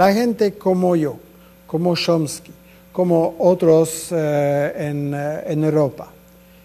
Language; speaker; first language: Spanish; non-native, fluent; French